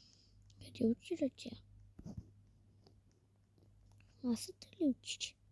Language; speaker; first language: Bulgarian; early bilingual, heritage; Bulgarian